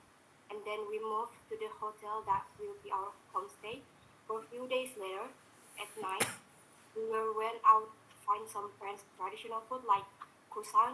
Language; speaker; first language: English; non-native, learner; Indonesian